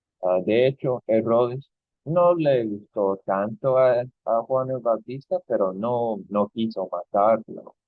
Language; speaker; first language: Spanish; non-native, fluent; English